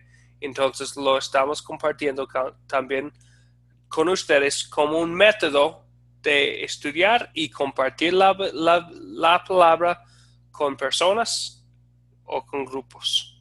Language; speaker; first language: Spanish; non-native, fluent; English